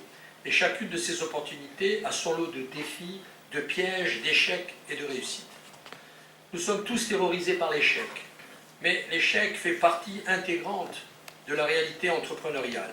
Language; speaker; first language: French; native; French